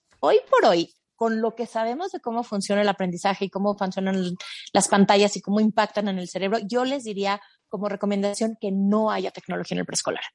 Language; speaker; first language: Spanish; native; Spanish